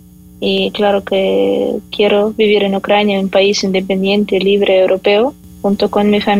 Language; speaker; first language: Spanish; non-native, fluent; Ukrainian